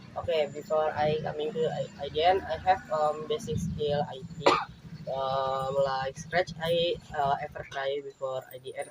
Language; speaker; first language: English; non-native, learner; Indonesian